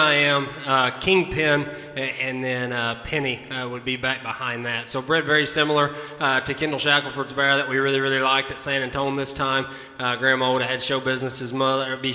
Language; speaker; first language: English; native; English